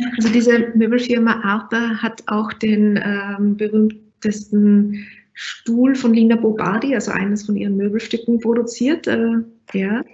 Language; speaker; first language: German; native; German